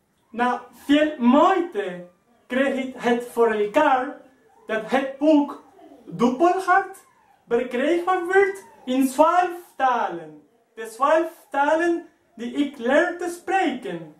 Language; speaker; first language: Dutch; non-native, learner; Spanish